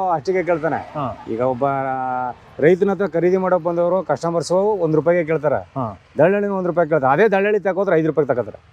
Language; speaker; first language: Kannada; native; Kannada